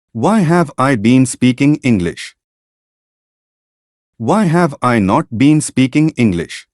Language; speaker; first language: English; non-native, fluent; Hindi